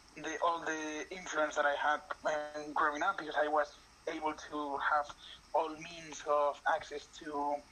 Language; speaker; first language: English; non-native, fluent; Spanish